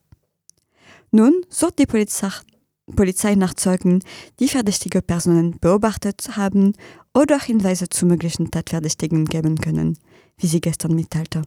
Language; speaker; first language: German; non-native, fluent; French